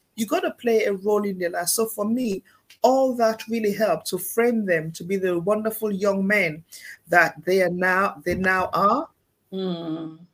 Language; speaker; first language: English; non-native, local second language; Krio